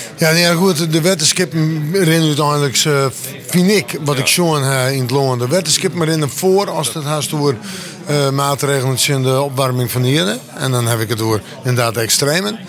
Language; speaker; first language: Dutch; non-native, local second language; Western Frisian